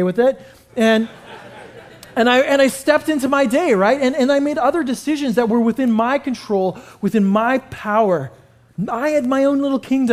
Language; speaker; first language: English; native; English